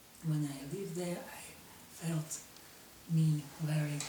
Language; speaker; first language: English; non-native, learner; Russian